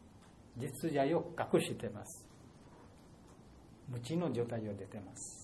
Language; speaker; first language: Japanese; non-native, learner; Bangla